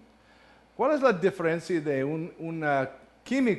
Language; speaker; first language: Spanish; non-native, learner; English